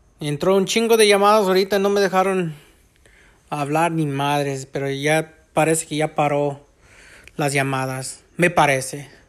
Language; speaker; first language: Spanish; early bilingual, heritage; Spanish